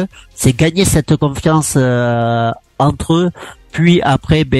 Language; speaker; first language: French; native; French